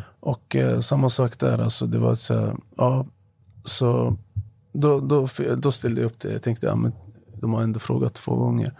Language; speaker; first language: Swedish; non-native, fluent; Arabic